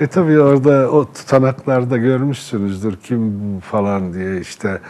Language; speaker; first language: Turkish; non-native, local second language; Arabic